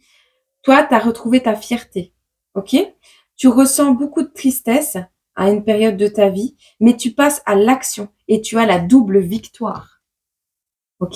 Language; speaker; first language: French; native; French